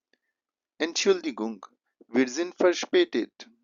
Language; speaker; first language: German; non-native, fluent; Hindi